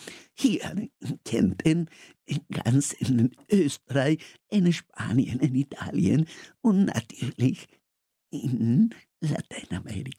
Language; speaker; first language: German; non-native, learner; Spanish